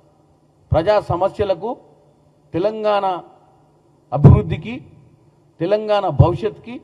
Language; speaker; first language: Telugu; native; Telugu